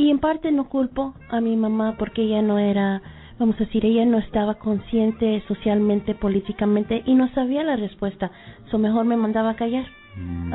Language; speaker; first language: Spanish; early bilingual, heritage; Spanish